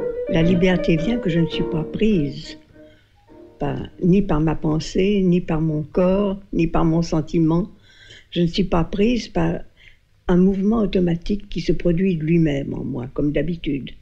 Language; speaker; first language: French; native; French